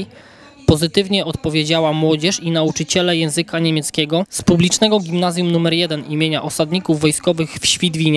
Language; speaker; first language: Polish; native; Polish